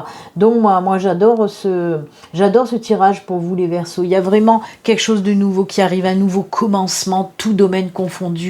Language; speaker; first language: French; native; French